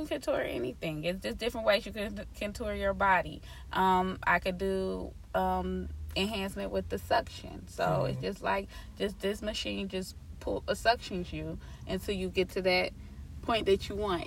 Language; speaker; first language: English; native; English